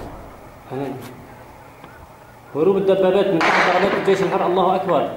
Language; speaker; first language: Arabic; native; Arabic